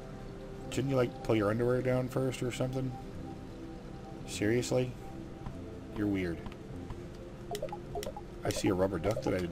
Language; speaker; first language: English; native; English